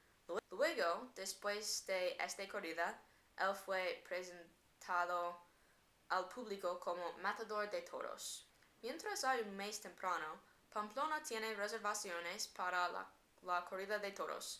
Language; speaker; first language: Spanish; non-native, learner; English